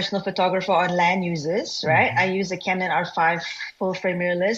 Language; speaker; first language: English; non-native, local second language; Malay